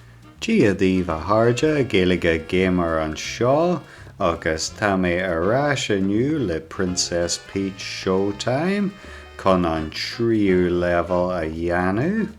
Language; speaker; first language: Irish; non-native, local second language; English